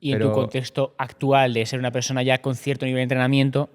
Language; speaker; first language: Spanish; native; Spanish